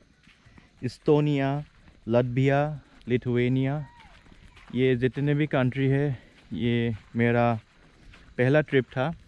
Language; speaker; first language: Hindi; non-native, local second language; Assamese